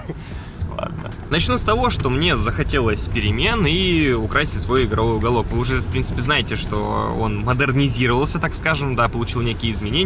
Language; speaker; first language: Russian; native; Russian